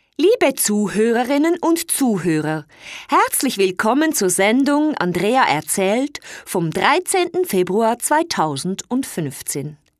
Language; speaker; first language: German; native; German